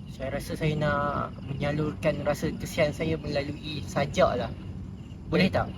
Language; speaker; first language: Malay; native; Malay